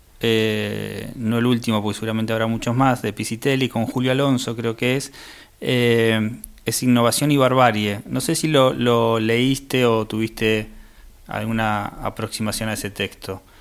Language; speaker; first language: Spanish; native; Spanish